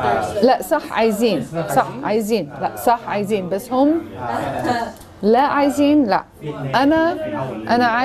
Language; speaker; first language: Arabic; non-native, fluent; English